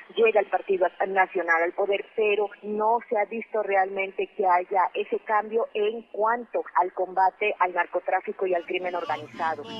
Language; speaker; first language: Spanish; native; Spanish